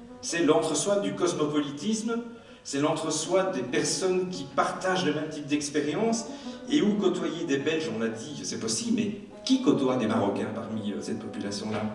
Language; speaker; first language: French; native; French